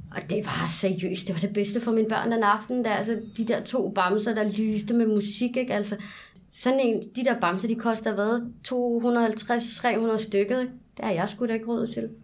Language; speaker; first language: Danish; early bilingual, other home language; Arabic